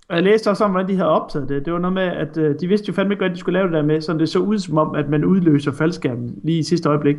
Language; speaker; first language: Danish; native; Danish